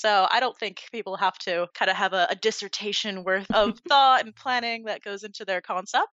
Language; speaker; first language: English; native; English